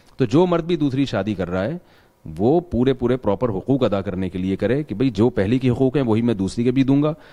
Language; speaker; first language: Urdu; non-native, local second language; Pashto